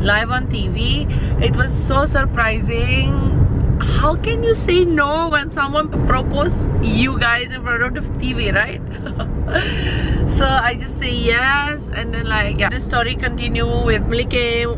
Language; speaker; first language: English; non-native, fluent; Indonesian